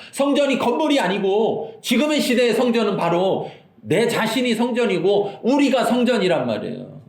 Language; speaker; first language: Korean; native; Korean